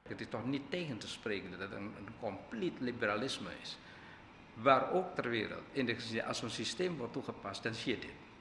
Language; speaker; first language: Dutch; non-native, fluent; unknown